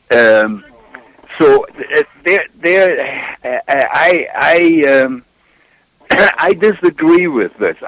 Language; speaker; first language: English; non-native, fluent; German